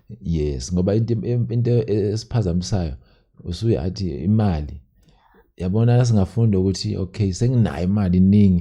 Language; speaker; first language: Zulu; native; Zulu